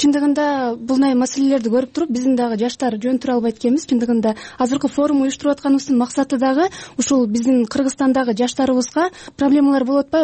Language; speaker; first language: Kyrgyz; native; Kyrgyz